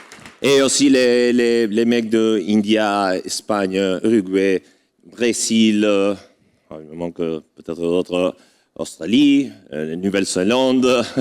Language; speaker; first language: French; non-native, fluent; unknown